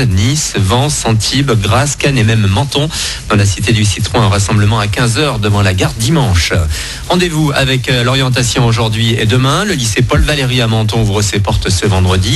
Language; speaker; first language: French; native; French